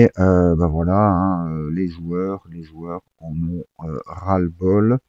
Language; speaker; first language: French; native; French